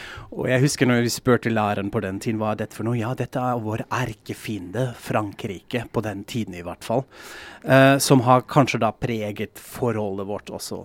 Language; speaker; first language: Norwegian; non-native, fluent; German